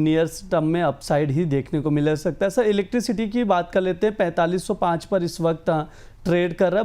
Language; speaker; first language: Hindi; native; Hindi